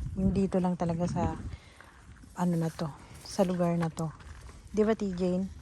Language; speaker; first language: Filipino; native; Filipino